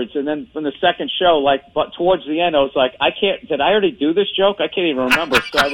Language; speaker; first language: English; native; English